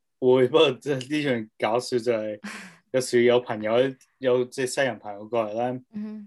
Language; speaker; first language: Cantonese; early bilingual, heritage; Cantonese